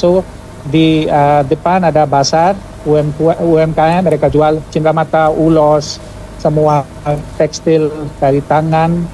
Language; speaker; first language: Indonesian; non-native, fluent; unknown